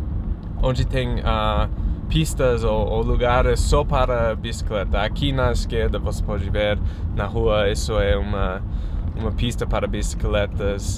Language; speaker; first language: Portuguese; non-native, fluent; English